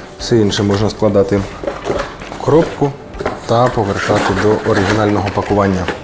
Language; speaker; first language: Ukrainian; native; Ukrainian